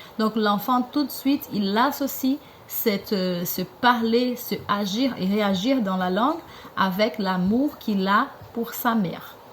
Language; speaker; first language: French; non-native, fluent; Portuguese